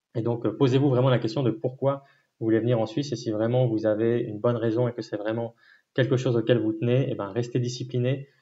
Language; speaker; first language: French; native; French